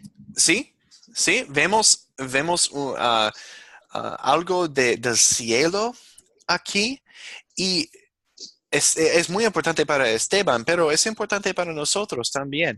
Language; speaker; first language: Spanish; non-native, fluent; English